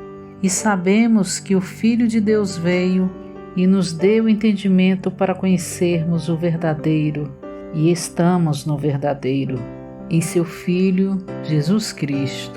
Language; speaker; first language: Portuguese; native; Portuguese